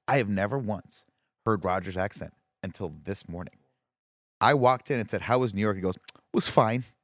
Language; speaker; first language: English; native; English